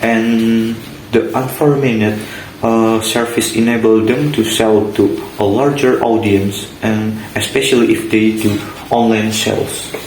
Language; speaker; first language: English; non-native, learner; Indonesian